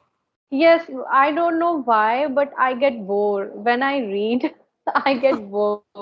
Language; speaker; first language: English; non-native, learner; Hindi